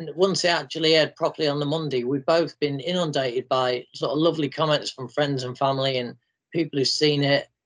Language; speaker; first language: English; native; English